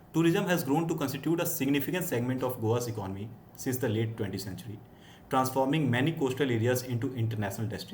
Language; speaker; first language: English; non-native, local second language; Hindi